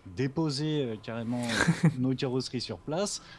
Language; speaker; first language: French; native; French